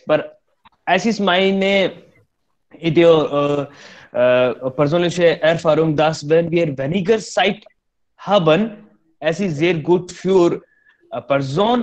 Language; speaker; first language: German; non-native, learner; Hindi